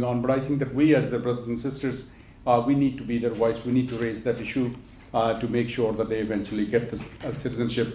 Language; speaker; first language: English; non-native, local second language; Urdu